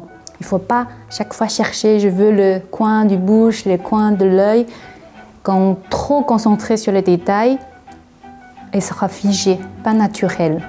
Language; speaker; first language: French; non-native, fluent; Chinese